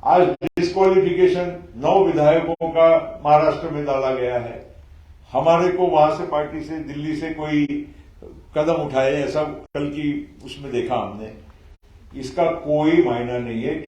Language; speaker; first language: Hindi; non-native, local second language; Marathi